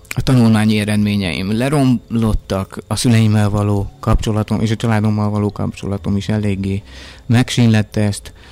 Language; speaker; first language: Hungarian; native; Hungarian